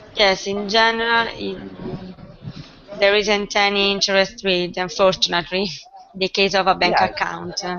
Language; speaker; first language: English; non-native, learner; Italian